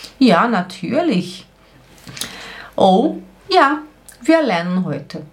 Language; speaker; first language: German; non-native, fluent; Portuguese